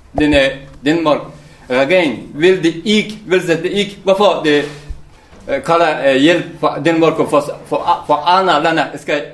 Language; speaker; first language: Danish; non-native, learner; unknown